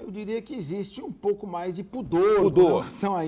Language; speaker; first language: Portuguese; native; Portuguese